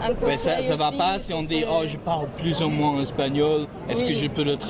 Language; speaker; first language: French; non-native, fluent; English